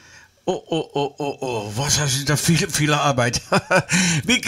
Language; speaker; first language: German; non-native, learner; Dutch